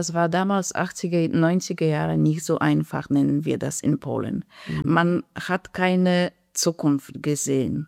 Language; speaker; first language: German; non-native, fluent; Polish